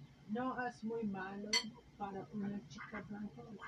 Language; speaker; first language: Spanish; non-native, learner; English